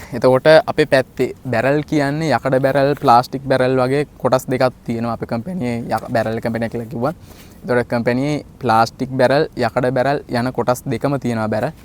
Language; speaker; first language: Sinhala; native; Sinhala